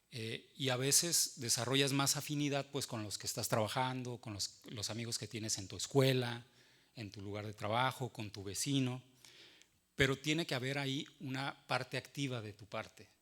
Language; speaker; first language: Spanish; native; Spanish